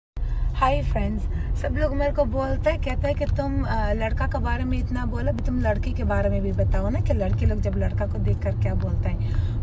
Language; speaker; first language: Hindi; non-native, local second language; Pashto